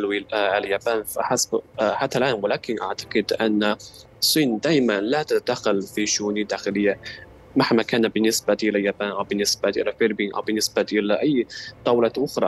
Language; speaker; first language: Arabic; non-native, fluent; Chinese